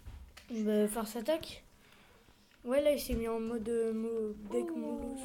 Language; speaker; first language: French; native; French